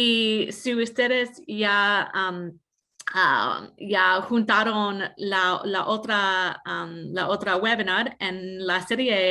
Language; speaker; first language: Spanish; non-native, fluent; English